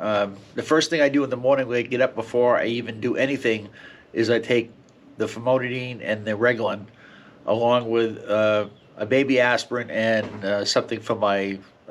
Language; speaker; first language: English; native; English